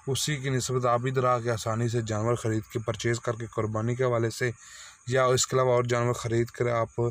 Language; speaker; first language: Urdu; non-native, local second language; Punjabi